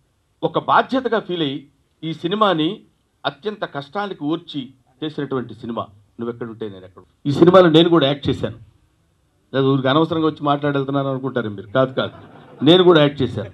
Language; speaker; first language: Telugu; native; Telugu